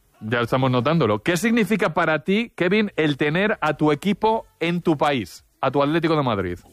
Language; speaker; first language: Spanish; native; Spanish